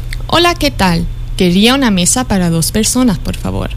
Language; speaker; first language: Spanish; non-native, fluent; German